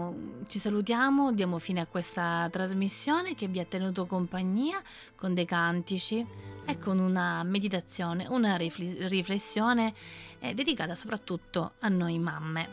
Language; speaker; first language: Italian; native; Italian